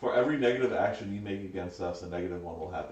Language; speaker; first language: English; native; English